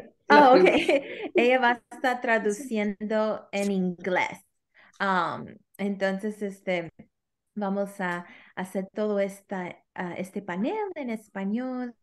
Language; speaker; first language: Spanish; early bilingual, heritage; Spanish